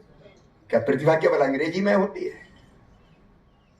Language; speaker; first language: Hindi; native; Hindi